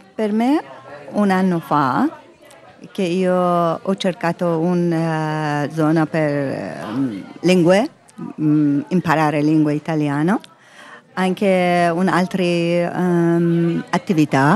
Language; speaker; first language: Italian; non-native, learner; Persian